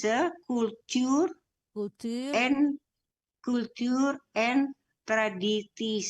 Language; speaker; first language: Dutch; non-native, learner; Indonesian